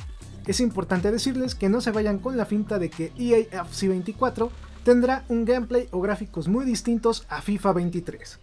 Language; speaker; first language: Spanish; native; Spanish